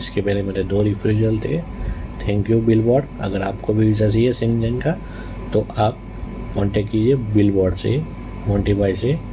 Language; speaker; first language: Hindi; non-native, local second language; Gujarati